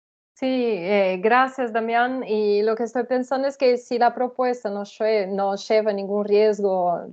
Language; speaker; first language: Spanish; non-native, fluent; Portuguese